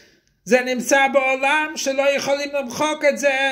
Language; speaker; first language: Hebrew; non-native, fluent; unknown